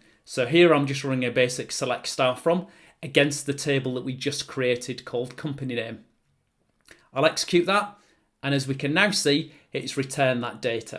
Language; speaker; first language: English; native; English